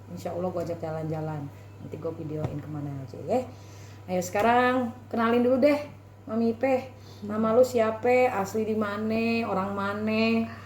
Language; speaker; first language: Indonesian; native; Indonesian